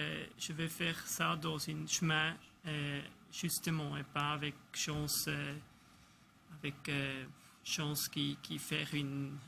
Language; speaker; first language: French; non-native, local second language; German